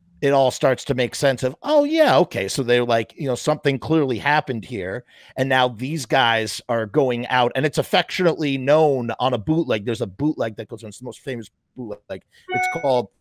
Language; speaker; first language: English; native; English